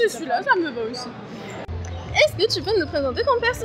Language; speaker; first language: French; native; French